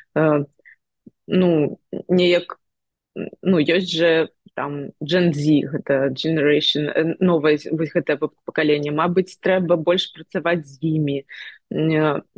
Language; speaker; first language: Belarusian; non-native, local second language; Russian